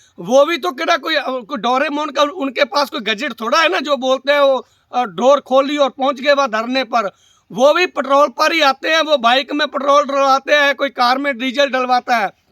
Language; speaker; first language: Hindi; non-native, local second language; Punjabi